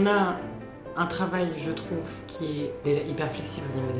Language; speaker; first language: French; native; French